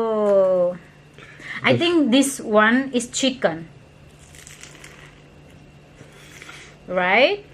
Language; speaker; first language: English; non-native, learner; Indonesian